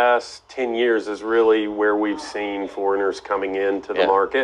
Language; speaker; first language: English; native; English